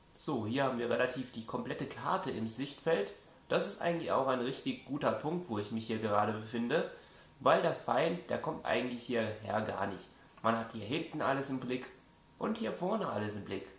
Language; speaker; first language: German; native; German